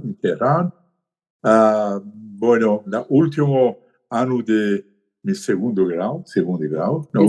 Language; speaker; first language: Spanish; non-native, fluent; Persian